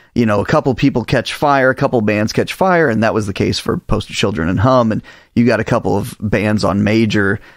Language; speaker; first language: English; native; English